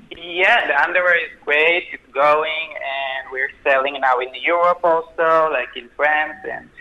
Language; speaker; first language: English; non-native, fluent; Hebrew